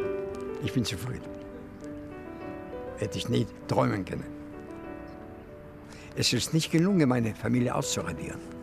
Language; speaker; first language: German; non-native, fluent; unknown